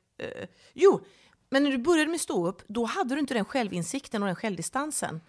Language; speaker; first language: Swedish; native; Swedish